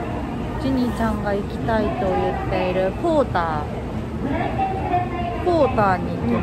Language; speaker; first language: Japanese; non-native, fluent; Korean